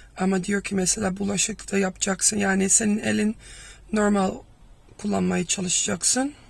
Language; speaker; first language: Turkish; early bilingual, heritage; Turkish